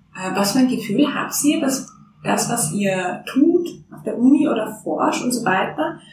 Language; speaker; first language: German; native; German